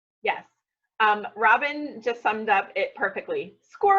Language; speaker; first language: English; native; English